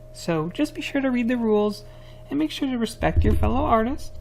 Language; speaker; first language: English; native; English